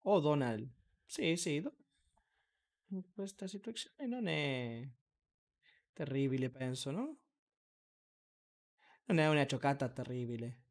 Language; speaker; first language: Italian; non-native, learner; Spanish